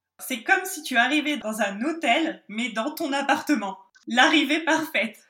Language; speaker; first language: French; native; French